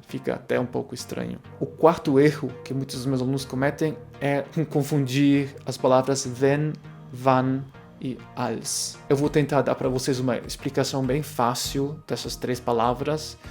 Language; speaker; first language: Portuguese; non-native, fluent; German